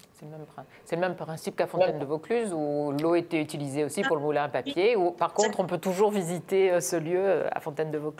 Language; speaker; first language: French; native; French